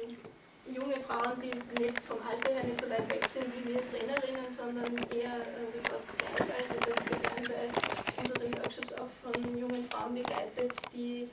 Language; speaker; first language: German; native; German